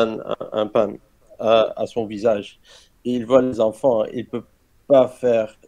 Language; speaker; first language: French; non-native, learner; Arabic